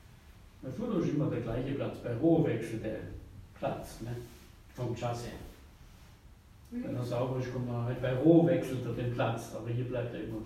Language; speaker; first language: German; native; German